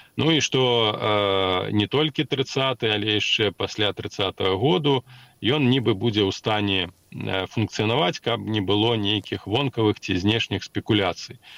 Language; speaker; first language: Belarusian; non-native, local second language; Russian